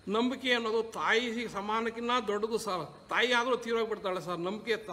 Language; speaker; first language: Kannada; native; Kannada